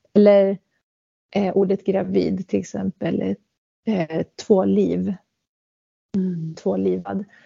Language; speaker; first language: Swedish; early bilingual, other home language; Central Kurdish